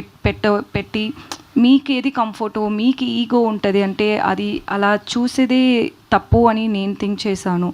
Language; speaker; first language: Telugu; non-native, fluent; Tamil